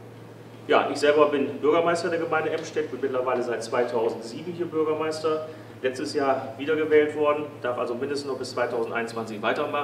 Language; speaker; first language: German; native; German